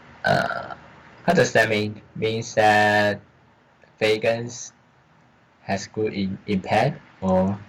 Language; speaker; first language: English; non-native, learner; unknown